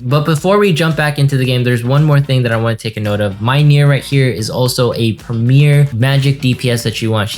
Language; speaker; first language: English; native; English